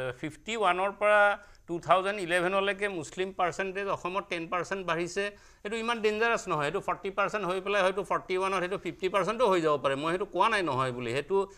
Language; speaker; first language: Assamese; native; Assamese